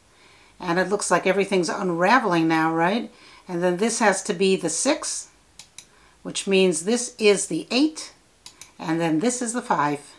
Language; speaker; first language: English; native; English